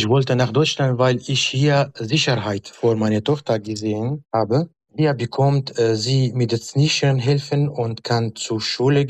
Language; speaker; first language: German; non-native, learner; Arabic